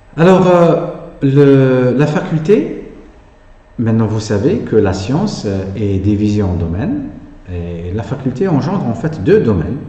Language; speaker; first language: French; non-native, local second language; Arabic